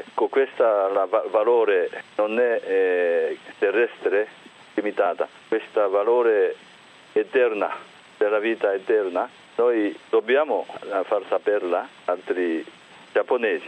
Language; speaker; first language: Italian; non-native, fluent; Japanese